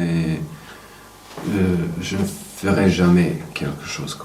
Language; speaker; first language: French; non-native, fluent; Serbian